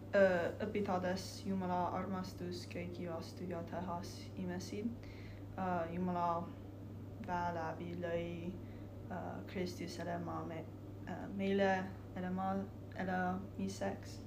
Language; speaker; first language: Estonian; non-native, learner; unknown